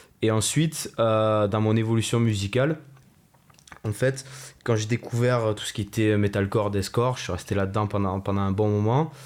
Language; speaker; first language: French; native; French